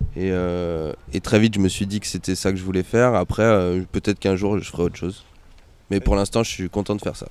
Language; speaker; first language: French; native; French